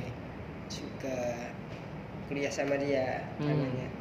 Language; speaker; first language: Indonesian; non-native, learner; Malay